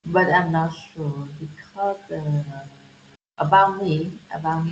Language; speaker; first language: English; non-native, learner; Vietnamese